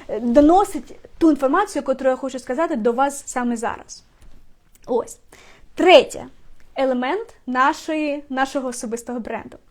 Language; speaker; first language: Ukrainian; non-native, local second language; Russian